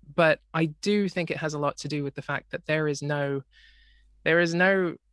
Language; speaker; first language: English; native; English